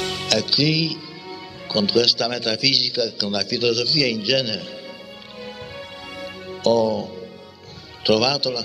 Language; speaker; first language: Italian; non-native, fluent; Polish